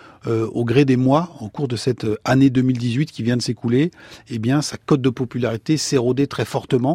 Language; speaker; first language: French; native; French